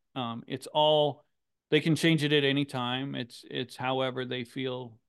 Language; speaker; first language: English; native; English